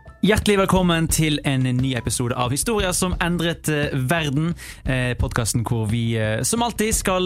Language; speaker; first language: Norwegian; native; Norwegian